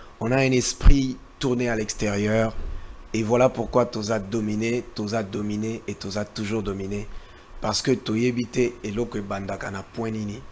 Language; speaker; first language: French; non-native, local second language; Lingala